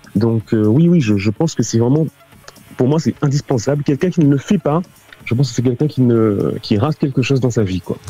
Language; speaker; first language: French; native; French